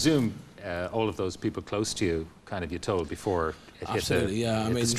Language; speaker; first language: English; native; English